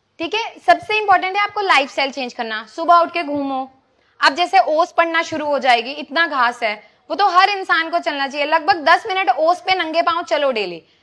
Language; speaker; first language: Hindi; native; Hindi